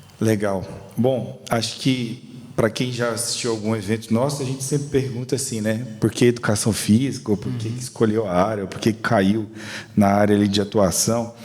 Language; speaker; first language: Portuguese; native; Portuguese